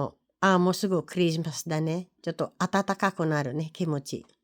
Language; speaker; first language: Japanese; non-native, learner; Filipino